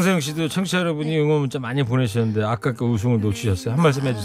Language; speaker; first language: Korean; native; Korean